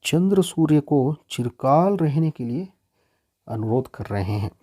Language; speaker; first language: Hindi; non-native, local second language; Kannada